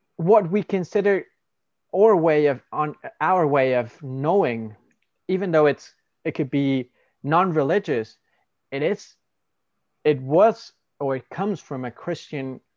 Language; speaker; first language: English; non-native, fluent; Spanish